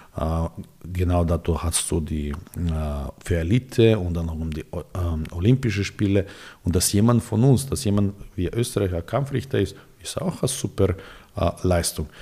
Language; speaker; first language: German; non-native, fluent; Serbian